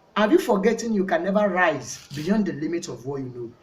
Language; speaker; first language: English; non-native, local second language; Yoruba